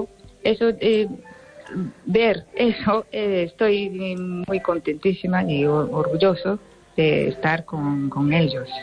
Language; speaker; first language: Spanish; non-native, learner; Japanese